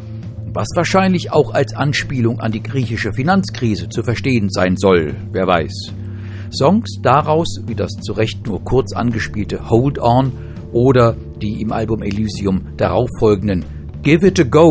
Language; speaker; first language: German; native; German